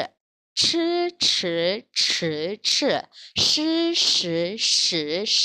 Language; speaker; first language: Chinese; non-native, fluent; Burmese